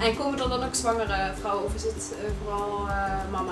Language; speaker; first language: Dutch; native; Dutch